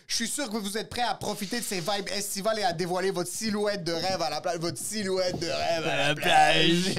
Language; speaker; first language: French; native; French